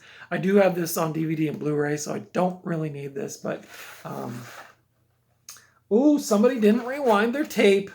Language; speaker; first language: English; native; English